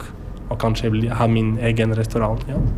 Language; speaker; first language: Swedish; non-native, learner; French